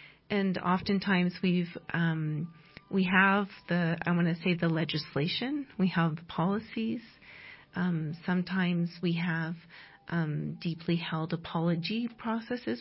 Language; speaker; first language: English; native; English